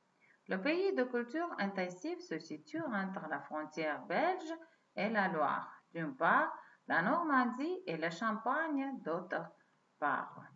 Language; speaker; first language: French; non-native, fluent; Uzbek